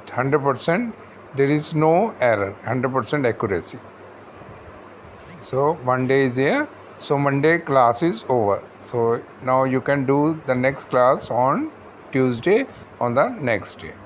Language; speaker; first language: English; non-native, local second language; Hindi